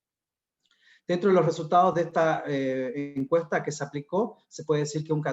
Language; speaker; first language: Spanish; native; Spanish